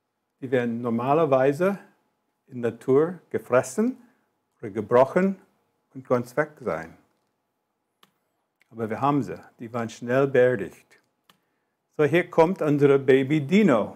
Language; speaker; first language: German; non-native, fluent; English